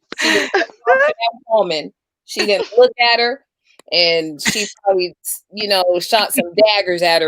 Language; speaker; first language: English; native; English